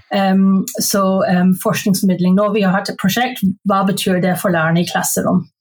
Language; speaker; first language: Norwegian; non-native, fluent; English